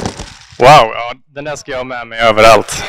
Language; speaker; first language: Swedish; native; Swedish